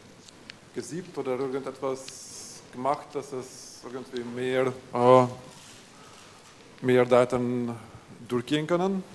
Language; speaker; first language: German; non-native, fluent; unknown